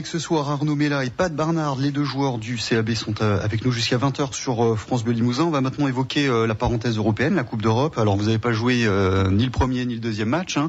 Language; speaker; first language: French; native; French